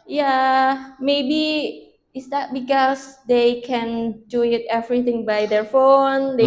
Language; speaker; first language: English; non-native, learner; Indonesian